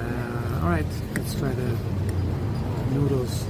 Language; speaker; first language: English; native; English